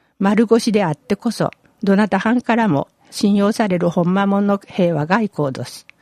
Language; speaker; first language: Japanese; native; Japanese